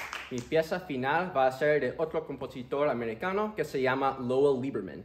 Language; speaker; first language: Spanish; early bilingual, heritage; Spanish